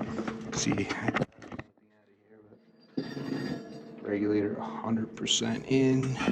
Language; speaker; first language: English; native; English